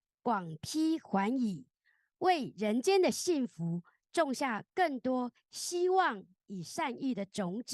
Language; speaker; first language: Chinese; native; Chinese